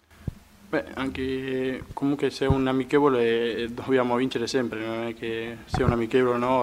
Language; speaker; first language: Italian; non-native, fluent; Spanish